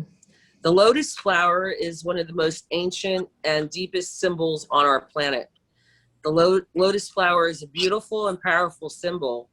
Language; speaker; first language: English; native; English